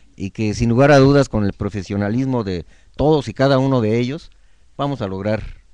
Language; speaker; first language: Spanish; native; Spanish